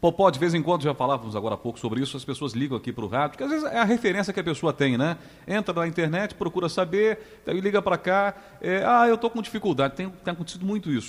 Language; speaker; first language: Portuguese; native; Portuguese